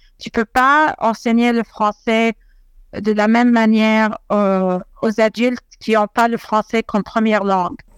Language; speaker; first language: French; non-native, fluent; Arabic